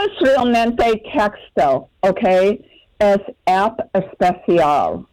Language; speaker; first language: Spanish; non-native, fluent; English